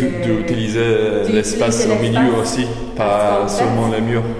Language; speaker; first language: French; non-native, learner; Polish